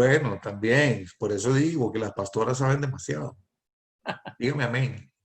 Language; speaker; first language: Spanish; native; Spanish